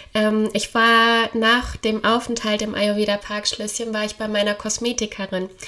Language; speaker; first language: German; native; German